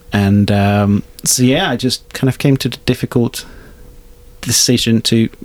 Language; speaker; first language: English; non-native, fluent; Hungarian